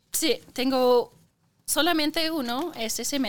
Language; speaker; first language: Spanish; non-native, fluent; English